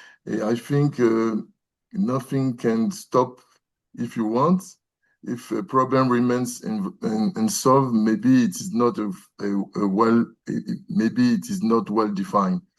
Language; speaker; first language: English; non-native, learner; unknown